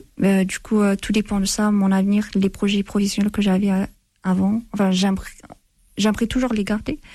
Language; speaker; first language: French; non-native, fluent; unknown